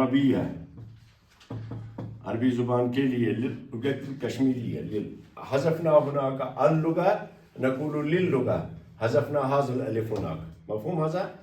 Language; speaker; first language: Arabic; non-native, fluent; Urdu